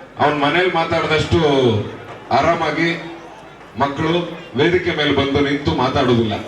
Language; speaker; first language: Kannada; native; Kannada